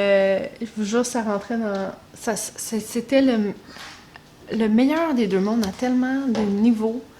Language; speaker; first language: French; native; French